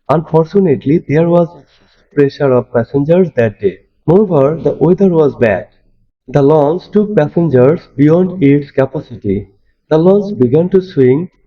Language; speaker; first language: English; non-native, local second language; Bangla